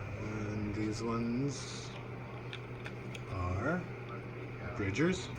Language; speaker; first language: English; native; English